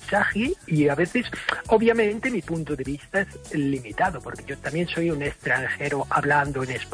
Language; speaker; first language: Spanish; non-native, fluent; English